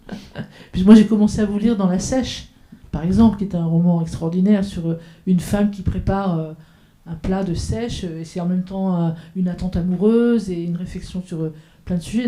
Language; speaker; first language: French; native; French